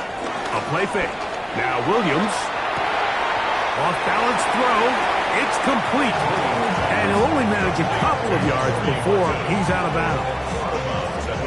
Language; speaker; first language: English; native; English